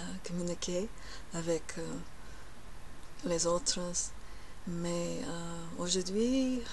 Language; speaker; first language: French; non-native, learner; English